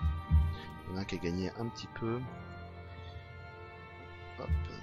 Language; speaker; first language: French; native; French